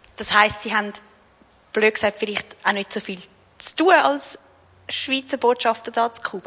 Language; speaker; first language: German; native; German